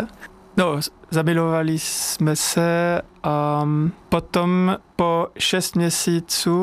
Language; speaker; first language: Czech; non-native, learner; French